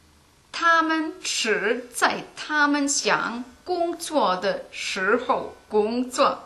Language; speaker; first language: Chinese; non-native, learner; German